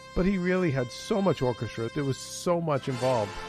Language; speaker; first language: English; native; English